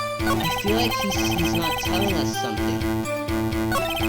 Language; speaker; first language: English; native; English